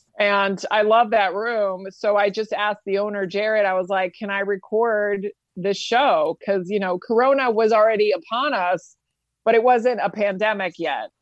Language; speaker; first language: English; native; English